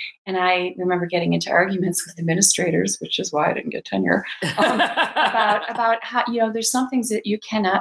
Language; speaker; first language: English; native; English